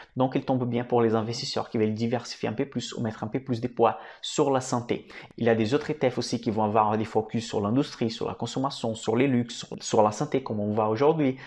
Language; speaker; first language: French; non-native, fluent; Portuguese